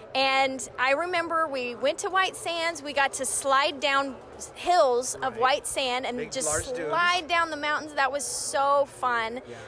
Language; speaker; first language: English; native; English